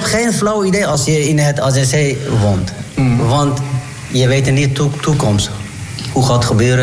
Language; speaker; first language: Dutch; non-native, learner; Turkish